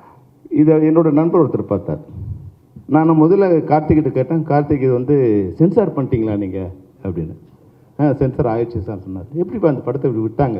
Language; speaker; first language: Tamil; native; Tamil